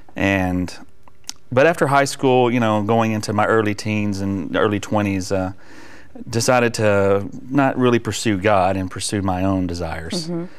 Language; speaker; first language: English; native; English